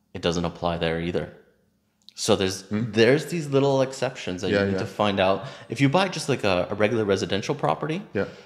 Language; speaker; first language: English; native; English